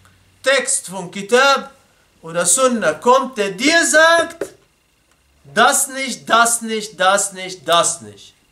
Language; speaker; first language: German; non-native, fluent; Arabic